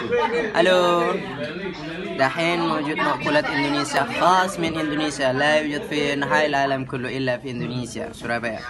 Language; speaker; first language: Arabic; non-native, learner; Indonesian